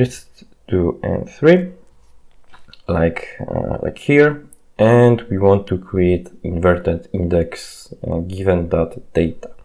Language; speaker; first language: English; non-native, fluent; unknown